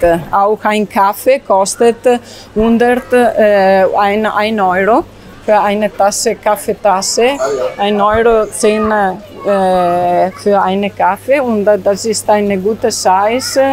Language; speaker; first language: German; non-native, learner; Italian